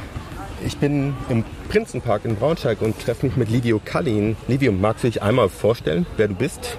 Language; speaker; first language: German; native; German